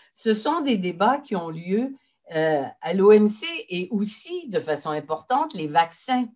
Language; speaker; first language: French; native; French